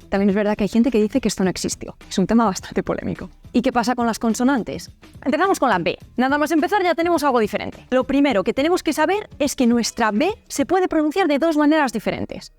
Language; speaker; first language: Spanish; native; Spanish